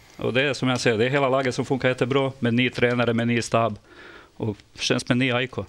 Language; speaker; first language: Swedish; non-native, fluent; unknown